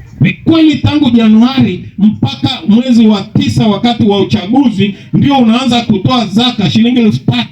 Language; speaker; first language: Swahili; non-native, local second language; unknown